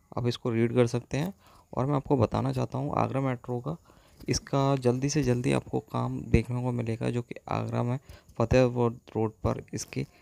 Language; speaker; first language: Hindi; native; Hindi